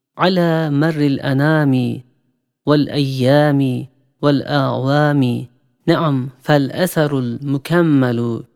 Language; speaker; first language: Arabic; non-native, fluent; Turkish